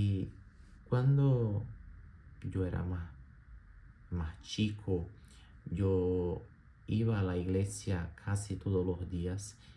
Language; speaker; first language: Spanish; non-native, learner; Portuguese